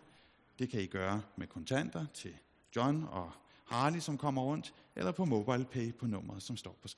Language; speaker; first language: Danish; native; Danish